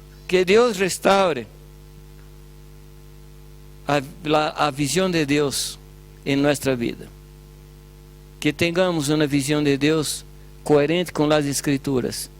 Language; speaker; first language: Spanish; non-native, fluent; Portuguese